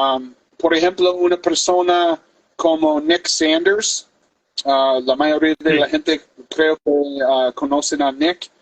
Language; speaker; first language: Spanish; non-native, fluent; English